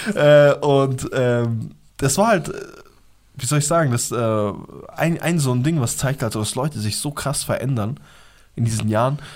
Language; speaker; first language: German; early bilingual, other home language; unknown